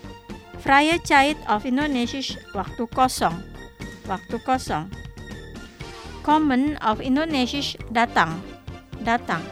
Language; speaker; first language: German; non-native, fluent; Indonesian